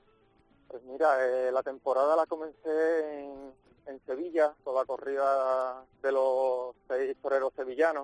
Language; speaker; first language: Spanish; native; Spanish